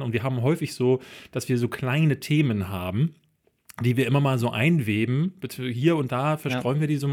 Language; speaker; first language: German; native; German